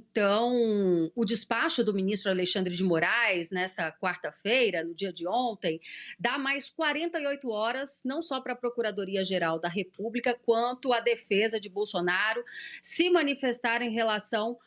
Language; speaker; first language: Portuguese; native; Portuguese